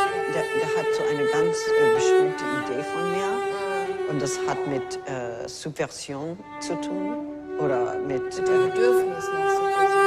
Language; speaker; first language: German; non-native, fluent; English